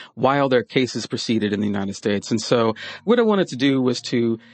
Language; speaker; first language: English; native; English